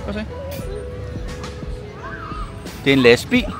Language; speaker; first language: Danish; native; Danish